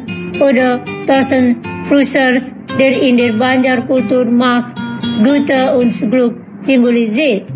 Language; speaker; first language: German; non-native, fluent; Indonesian